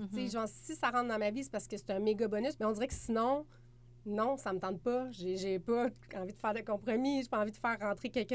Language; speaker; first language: French; native; French